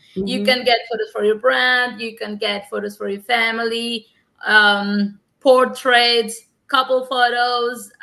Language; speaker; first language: English; non-native, fluent; Spanish